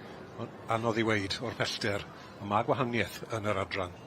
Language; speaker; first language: Welsh; native; Welsh